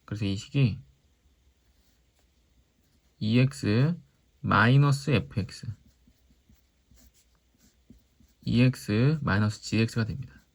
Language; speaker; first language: Korean; native; Korean